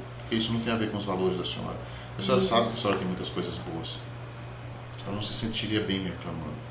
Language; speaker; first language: Portuguese; native; Portuguese